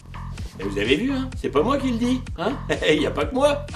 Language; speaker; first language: French; native; French